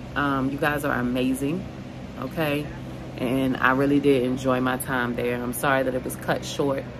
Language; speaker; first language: English; native; English